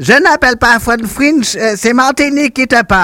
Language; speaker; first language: French; non-native, local second language; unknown